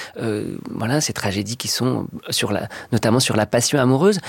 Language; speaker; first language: French; native; French